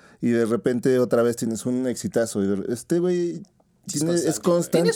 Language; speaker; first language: Spanish; native; Spanish